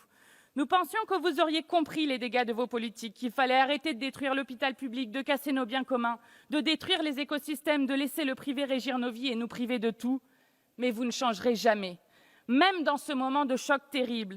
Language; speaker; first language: French; native; French